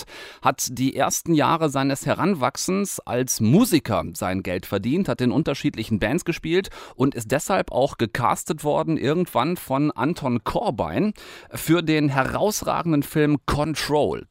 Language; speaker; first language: German; native; German